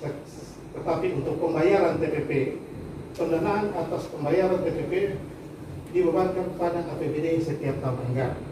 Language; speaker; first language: Indonesian; native; Indonesian